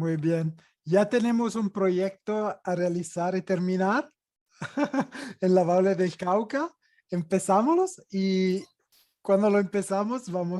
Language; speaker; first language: Spanish; non-native, fluent; Italian